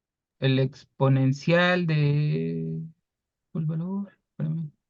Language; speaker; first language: Spanish; native; Spanish